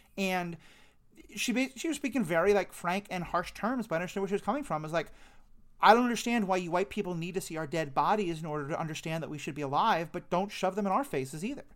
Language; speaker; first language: English; native; English